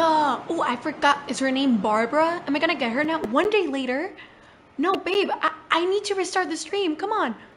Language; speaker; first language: English; non-native, fluent; Spanish